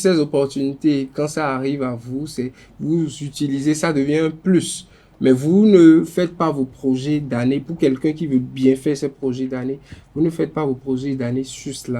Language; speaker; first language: French; non-native, local second language; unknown